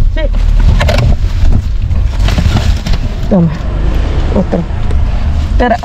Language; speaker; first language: Spanish; non-native, learner; Filipino